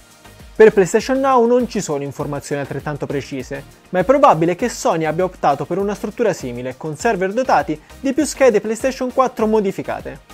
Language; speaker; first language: Italian; native; Italian